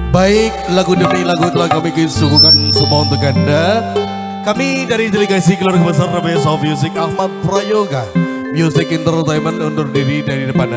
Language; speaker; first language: Indonesian; native; Indonesian